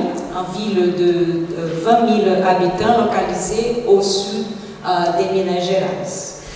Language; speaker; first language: French; non-native, fluent; Portuguese